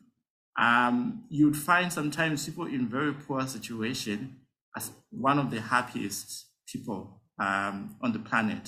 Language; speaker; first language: English; non-native, local second language; Nyanja